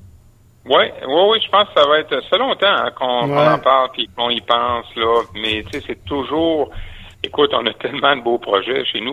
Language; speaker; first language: French; native; French